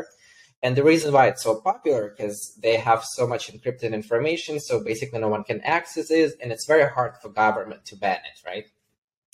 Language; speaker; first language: English; non-native, fluent; Ukrainian